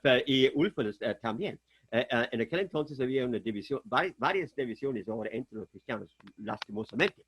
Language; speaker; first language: Spanish; non-native, fluent; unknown